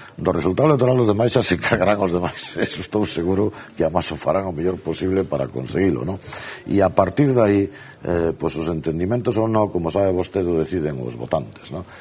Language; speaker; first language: Galician; non-native, local second language; Spanish